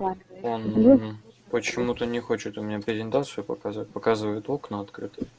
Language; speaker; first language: Russian; native; Russian